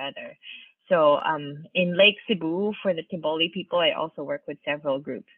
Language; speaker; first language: English; non-native, local second language; Filipino